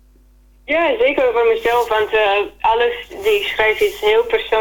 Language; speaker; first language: Dutch; non-native, fluent; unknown